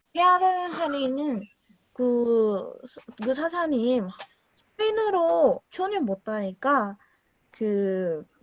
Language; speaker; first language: Korean; non-native, fluent; Spanish